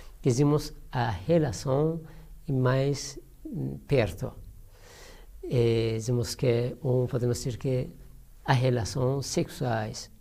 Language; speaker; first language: Portuguese; non-native, learner; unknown